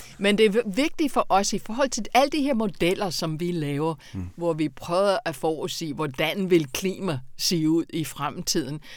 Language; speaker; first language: Danish; non-native, fluent; English